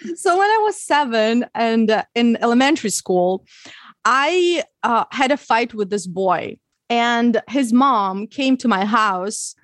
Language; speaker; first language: English; non-native, fluent; Ukrainian